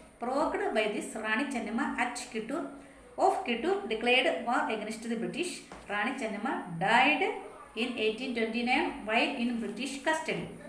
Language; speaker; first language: English; non-native, local second language; Malayalam